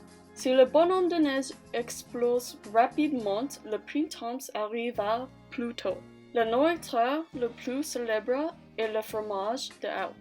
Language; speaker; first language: French; non-native, learner; English